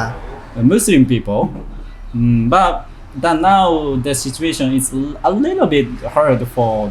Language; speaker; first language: English; non-native, learner; Japanese